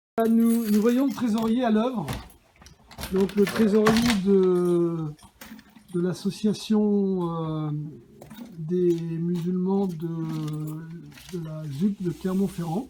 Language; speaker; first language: French; native; French